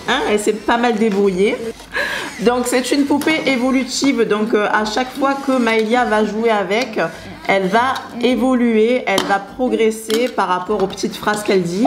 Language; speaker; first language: French; native; French